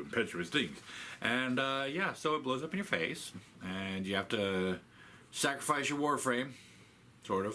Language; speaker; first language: English; native; English